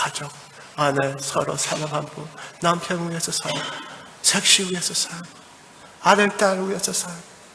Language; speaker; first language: Korean; early bilingual, heritage; Korean